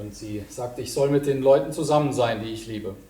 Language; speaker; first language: German; native; German